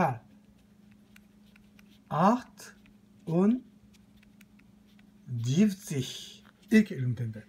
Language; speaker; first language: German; non-native, fluent; Korean